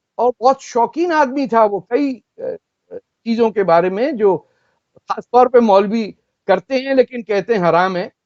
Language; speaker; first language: Urdu; non-native, local second language; Punjabi